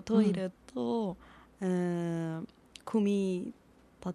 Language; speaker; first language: Japanese; non-native, learner; Persian